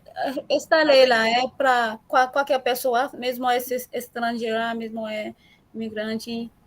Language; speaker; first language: Portuguese; non-native, learner; Haitian Creole